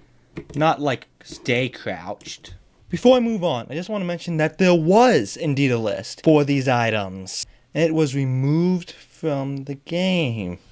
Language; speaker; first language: English; native; English